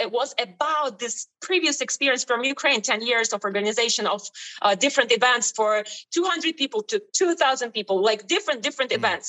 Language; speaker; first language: English; non-native, fluent; Ukrainian